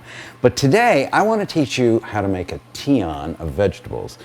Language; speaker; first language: English; native; English